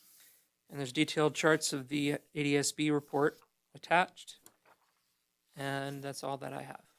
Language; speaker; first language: English; native; English